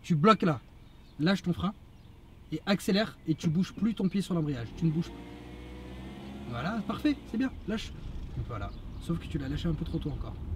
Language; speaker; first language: French; native; French